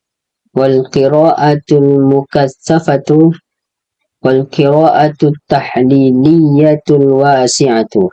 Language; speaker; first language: Arabic; non-native, learner; Indonesian